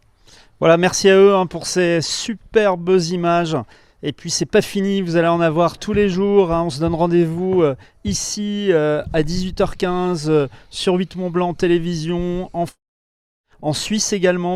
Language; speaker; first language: French; native; French